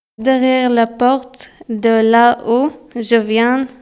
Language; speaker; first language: French; non-native, learner; Arabic